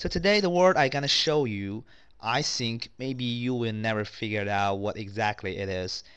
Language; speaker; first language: English; non-native, fluent; Chinese